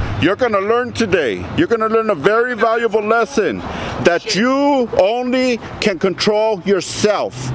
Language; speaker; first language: English; early bilingual, other home language; Spanish